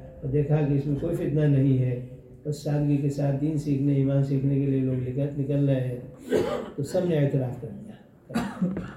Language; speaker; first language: Urdu; native; Urdu